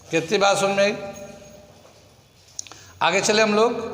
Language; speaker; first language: Hindi; native; Hindi